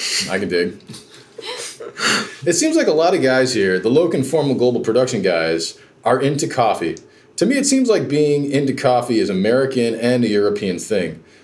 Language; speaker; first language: English; native; English